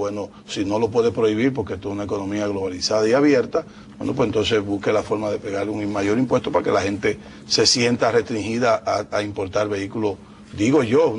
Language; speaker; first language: Spanish; native; Spanish